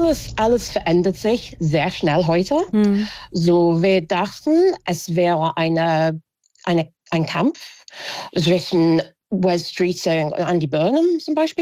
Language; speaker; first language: German; non-native, fluent; English